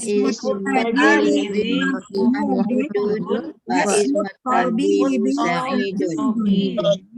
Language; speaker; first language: Arabic; non-native, learner; Indonesian